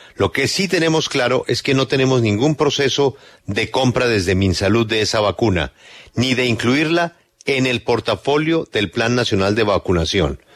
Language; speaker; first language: Spanish; native; Spanish